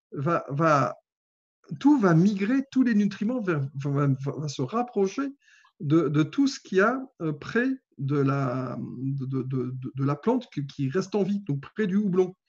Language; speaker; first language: French; native; French